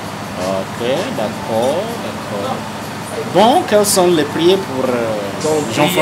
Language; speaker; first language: French; non-native, fluent; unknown